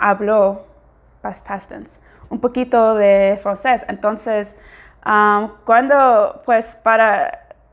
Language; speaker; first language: Spanish; non-native, fluent; English